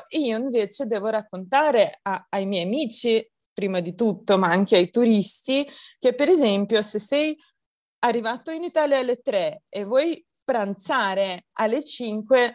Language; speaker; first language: Italian; non-native, fluent; Russian